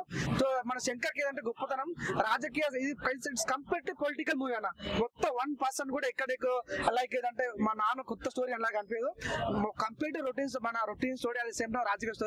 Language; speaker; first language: Telugu; native; Telugu